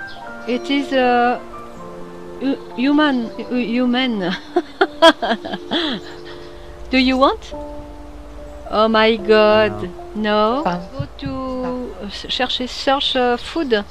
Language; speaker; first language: English; non-native, learner; French